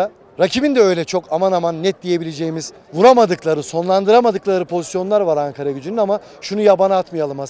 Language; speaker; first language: Turkish; native; Turkish